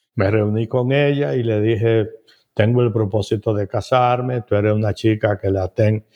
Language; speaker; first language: Spanish; native; Spanish